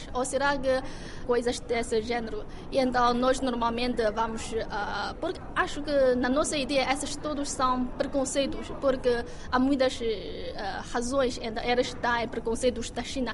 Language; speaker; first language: Portuguese; non-native, fluent; Chinese